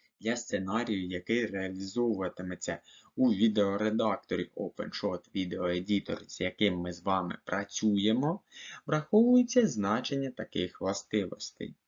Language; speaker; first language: Ukrainian; native; Ukrainian